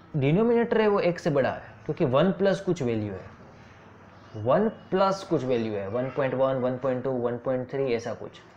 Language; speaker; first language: Hindi; non-native, local second language; Gujarati